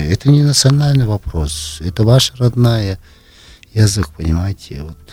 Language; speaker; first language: Russian; non-native, local second language; Tuvinian